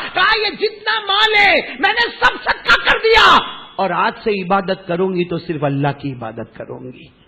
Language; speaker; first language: Urdu; native; Urdu